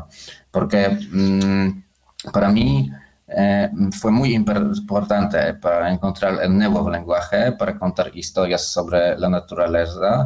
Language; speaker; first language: Spanish; non-native, learner; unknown